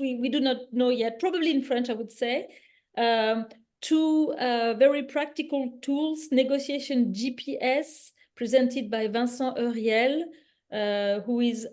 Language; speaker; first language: English; non-native, fluent; French